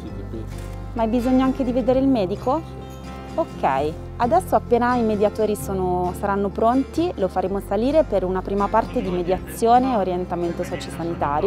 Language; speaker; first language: Italian; native; Italian